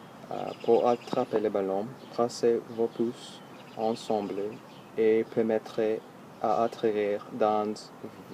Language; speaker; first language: French; non-native, learner; English